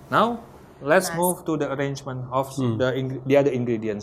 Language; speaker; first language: English; non-native, fluent; Indonesian